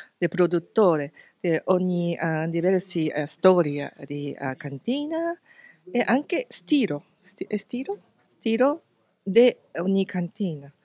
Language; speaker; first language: Italian; non-native, learner; Japanese